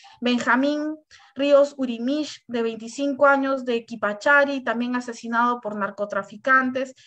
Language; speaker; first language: Spanish; native; Spanish